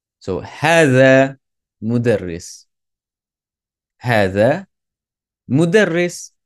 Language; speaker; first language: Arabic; non-native, fluent; English